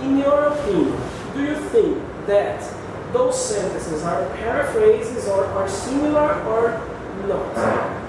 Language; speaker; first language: English; non-native, fluent; Portuguese